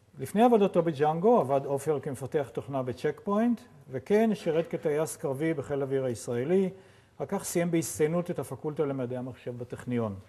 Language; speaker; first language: Hebrew; native; Hebrew